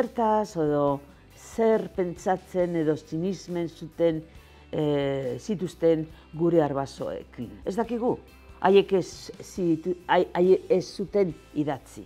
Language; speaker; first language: Basque; non-native, local second language; Spanish